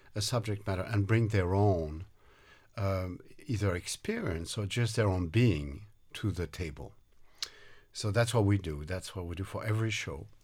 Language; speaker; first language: English; non-native, fluent; French